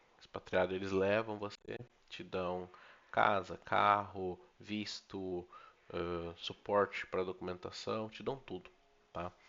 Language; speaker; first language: Portuguese; native; Portuguese